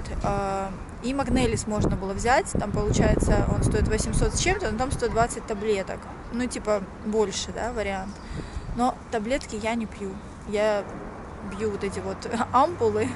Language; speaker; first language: Russian; native; Russian